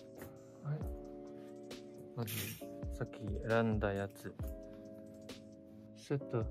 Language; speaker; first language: Japanese; non-native, fluent; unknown